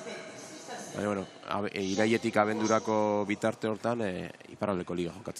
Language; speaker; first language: Basque; native; Basque